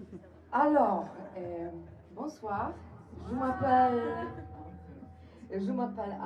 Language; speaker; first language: French; non-native, learner; Polish